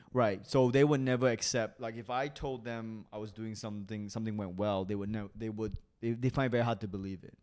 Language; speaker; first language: English; native; English